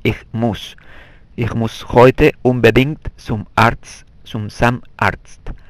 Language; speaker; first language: German; non-native, fluent; Spanish